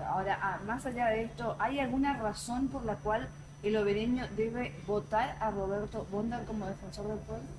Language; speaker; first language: Spanish; native; Spanish